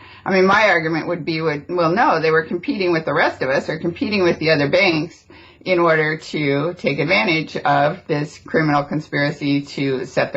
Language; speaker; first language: English; native; English